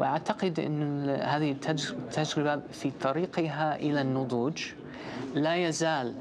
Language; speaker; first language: Arabic; non-native, fluent; English